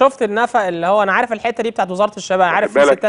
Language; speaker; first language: Arabic; native; Arabic